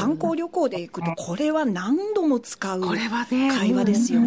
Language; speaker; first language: Japanese; native; Japanese